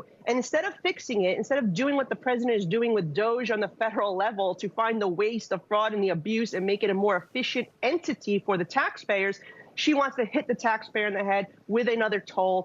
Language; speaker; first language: English; native; English